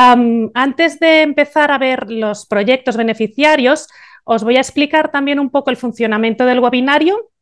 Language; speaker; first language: Spanish; native; Spanish